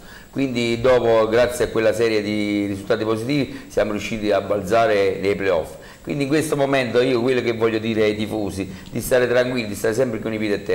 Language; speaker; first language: Italian; native; Italian